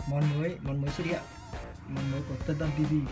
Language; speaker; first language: Vietnamese; native; Vietnamese